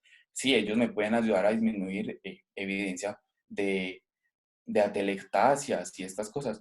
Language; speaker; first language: Spanish; native; Spanish